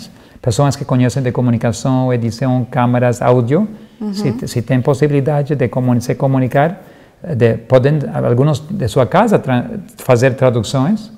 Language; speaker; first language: Portuguese; non-native, fluent; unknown